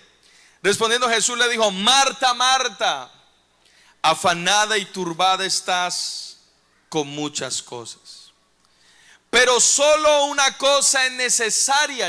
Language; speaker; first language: Spanish; native; Spanish